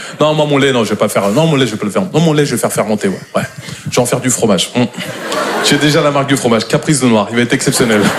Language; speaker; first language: French; native; French